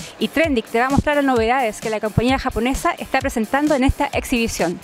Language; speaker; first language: Spanish; native; Spanish